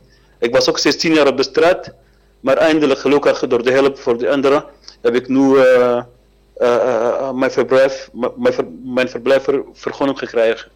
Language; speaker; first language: Dutch; non-native, learner; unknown